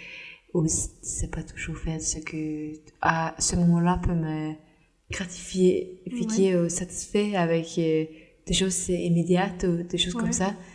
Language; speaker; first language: French; non-native, fluent; Norwegian